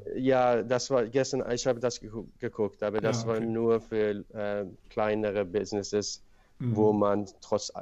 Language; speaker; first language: German; non-native, learner; Swedish